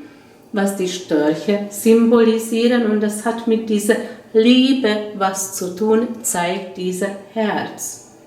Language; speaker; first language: German; non-native, fluent; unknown